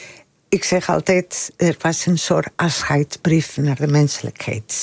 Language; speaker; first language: Dutch; non-native, fluent; Spanish